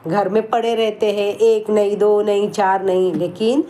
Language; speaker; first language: Hindi; non-native, local second language; Marathi